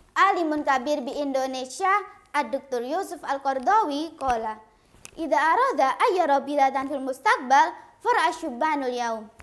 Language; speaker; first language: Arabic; non-native, learner; Indonesian